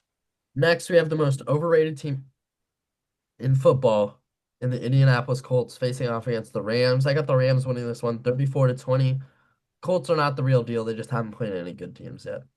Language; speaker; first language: English; native; English